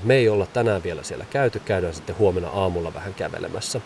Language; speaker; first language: Finnish; native; Finnish